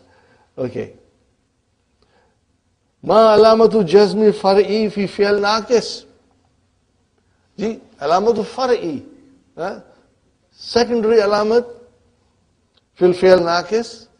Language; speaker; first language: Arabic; non-native, fluent; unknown